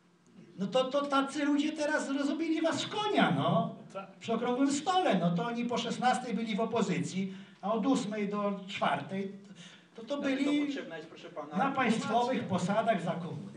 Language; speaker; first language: Polish; native; Polish